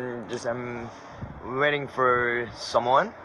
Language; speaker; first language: English; non-native, learner; Korean